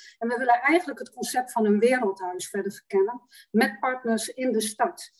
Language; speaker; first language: Dutch; native; Dutch